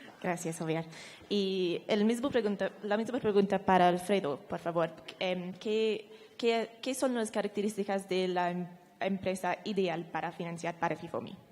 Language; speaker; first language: Spanish; non-native, fluent; English